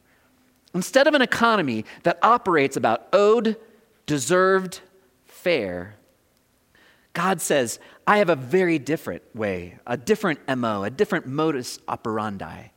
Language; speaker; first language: English; native; English